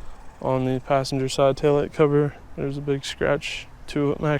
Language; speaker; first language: English; native; English